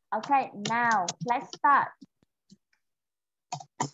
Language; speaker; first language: English; non-native, fluent; Vietnamese